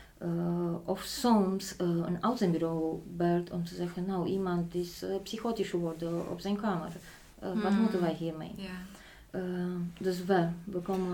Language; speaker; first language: Dutch; non-native, fluent; Polish